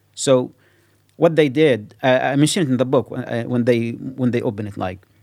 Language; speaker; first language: English; non-native, fluent; Arabic